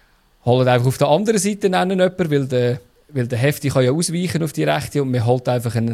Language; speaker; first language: German; native; German